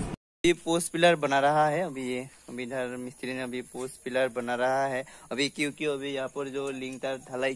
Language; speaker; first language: Hindi; non-native, local second language; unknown